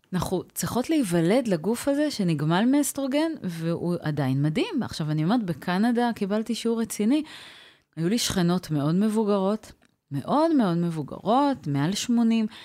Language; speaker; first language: Hebrew; native; Hebrew